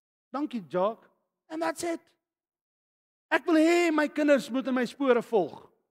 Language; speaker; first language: English; non-native, local second language; Afrikaans